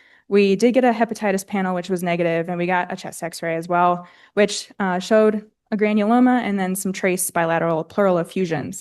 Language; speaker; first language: English; native; English